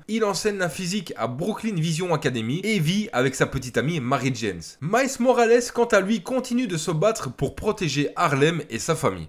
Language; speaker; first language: French; native; French